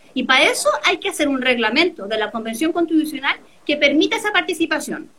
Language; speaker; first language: Spanish; native; Spanish